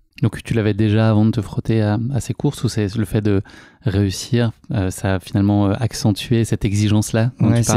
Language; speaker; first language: French; native; French